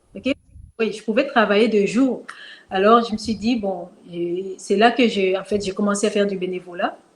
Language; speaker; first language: French; non-native, local second language; Kongo